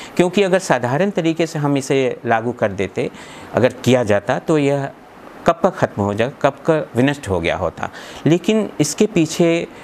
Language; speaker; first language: Hindi; native; Hindi